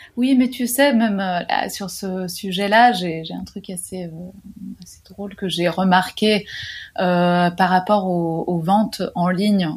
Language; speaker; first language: French; non-native, fluent; Italian